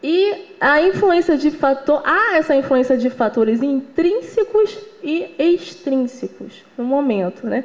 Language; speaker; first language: Portuguese; native; Portuguese